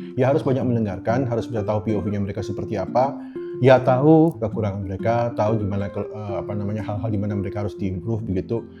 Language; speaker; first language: Indonesian; native; Indonesian